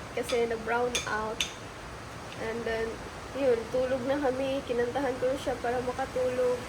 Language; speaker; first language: Filipino; native; Filipino